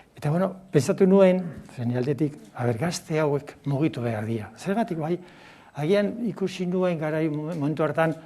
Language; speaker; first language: Basque; non-native, local second language; Spanish